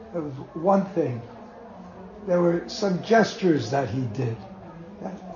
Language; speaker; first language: English; native; English